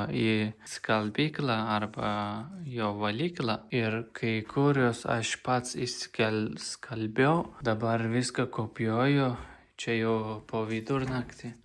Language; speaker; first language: Lithuanian; non-native, learner; Turkish